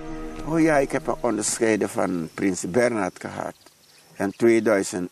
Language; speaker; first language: Dutch; non-native, local second language; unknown